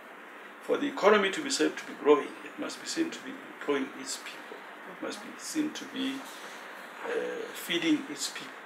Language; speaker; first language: English; non-native, local second language; Tswana